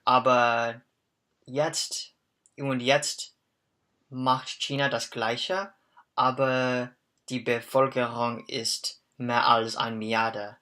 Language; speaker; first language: German; non-native, learner; English